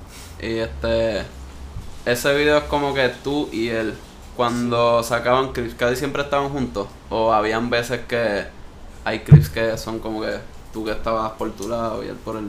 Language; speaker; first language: Spanish; native; Spanish